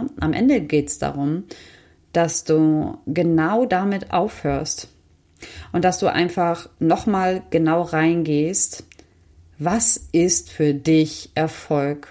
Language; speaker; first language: German; native; German